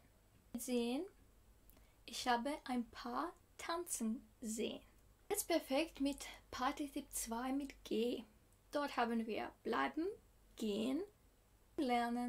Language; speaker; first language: German; non-native, fluent; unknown